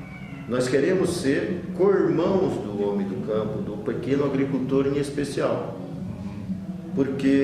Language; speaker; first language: Portuguese; native; Portuguese